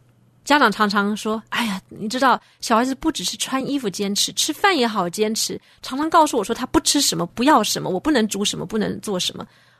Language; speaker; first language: Chinese; native; Chinese